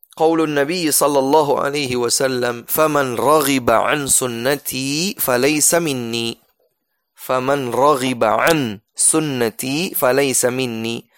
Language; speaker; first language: Arabic; non-native, fluent; Indonesian